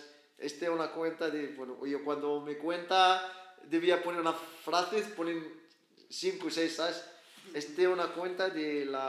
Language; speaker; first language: Spanish; non-native, learner; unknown